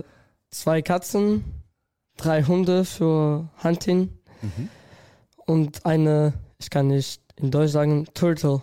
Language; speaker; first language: German; non-native, learner; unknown